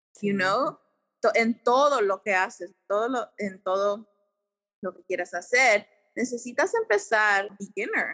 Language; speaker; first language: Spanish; early bilingual, heritage; Spanish